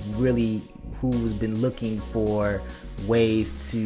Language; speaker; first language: English; early bilingual, other home language; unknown